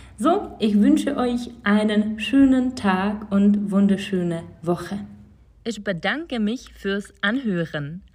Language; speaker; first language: German; non-native, fluent; Czech